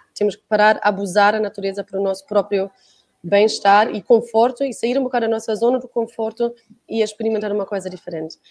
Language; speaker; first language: Portuguese; non-native, fluent; German